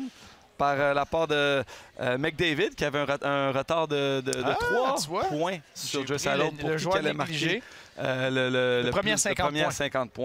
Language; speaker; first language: French; native; French